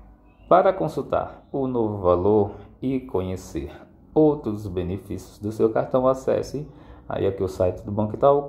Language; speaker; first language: Portuguese; native; Portuguese